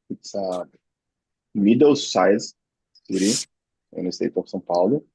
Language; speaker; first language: English; non-native, learner; Portuguese